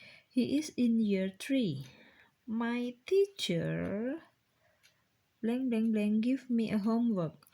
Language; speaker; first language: English; non-native, fluent; Indonesian